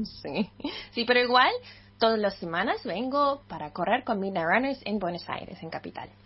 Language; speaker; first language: Spanish; non-native, fluent; Russian